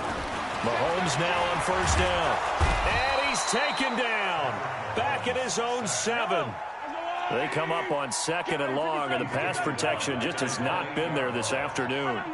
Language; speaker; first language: English; native; English